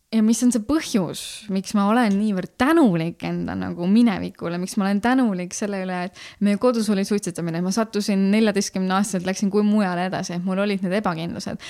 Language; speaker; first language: Estonian; native; Estonian